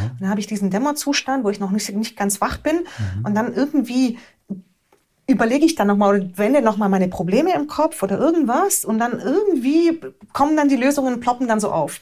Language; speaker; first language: German; early bilingual, other home language; Hungarian